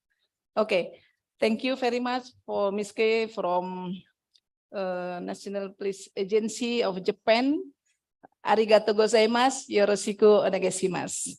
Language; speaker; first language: English; non-native, fluent; Indonesian